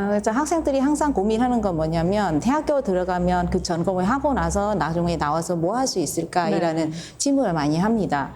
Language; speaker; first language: Korean; non-native, fluent; Vietnamese